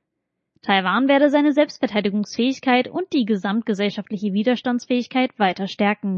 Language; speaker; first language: German; native; German